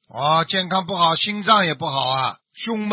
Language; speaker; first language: Chinese; native; Chinese